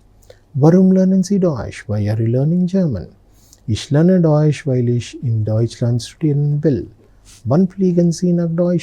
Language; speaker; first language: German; non-native, fluent; Telugu